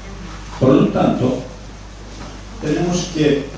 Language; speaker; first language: Spanish; non-native, learner; Greek